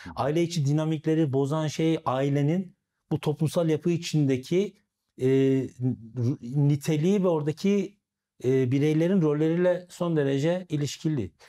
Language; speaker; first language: Turkish; native; Turkish